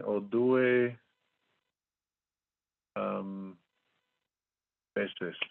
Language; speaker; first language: Spanish; non-native, fluent; English